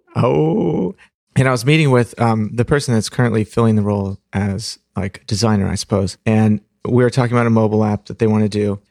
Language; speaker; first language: English; native; English